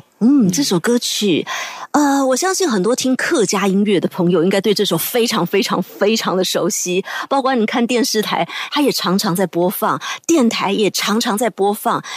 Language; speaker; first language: Chinese; native; Chinese